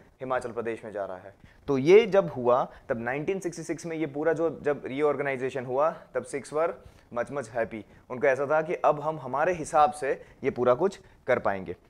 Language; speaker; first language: Hindi; non-native, local second language; Gujarati